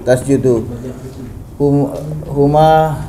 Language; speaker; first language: Arabic; non-native, learner; Indonesian